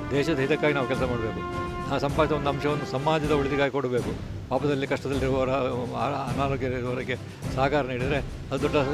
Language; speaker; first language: Kannada; non-native, local second language; Tulu